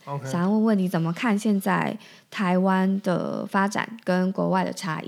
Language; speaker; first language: Chinese; native; Chinese